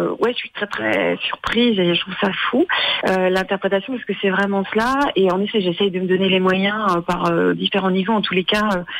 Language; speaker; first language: French; native; French